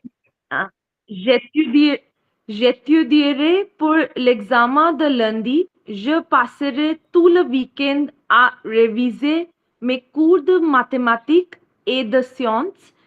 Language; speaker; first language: French; non-native, learner; Hindi